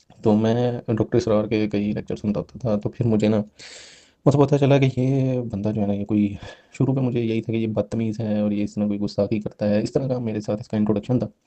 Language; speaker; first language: Urdu; non-native, local second language; Punjabi